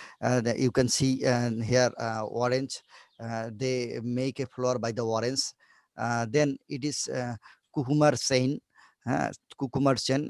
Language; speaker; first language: English; non-native, learner; Bangla